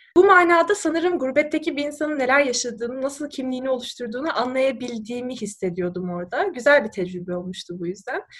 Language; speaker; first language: Turkish; native; Turkish